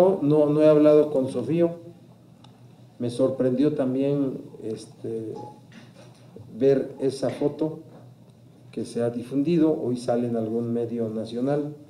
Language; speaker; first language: Spanish; native; Spanish